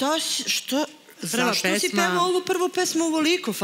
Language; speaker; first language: Serbian; native; Serbian